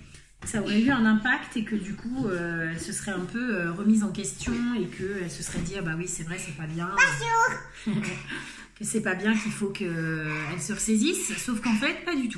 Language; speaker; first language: French; native; French